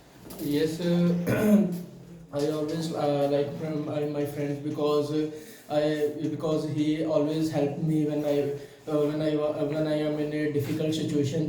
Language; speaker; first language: English; non-native, learner; Punjabi